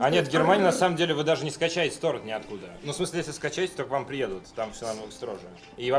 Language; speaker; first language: Russian; native; Russian